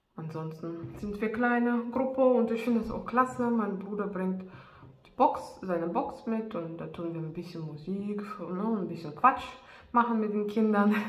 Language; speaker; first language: German; non-native, fluent; Russian